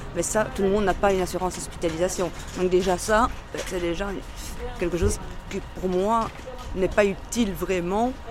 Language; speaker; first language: French; native; French